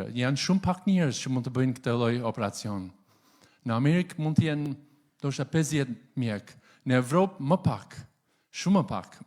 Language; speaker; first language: Albanian; non-native, fluent; English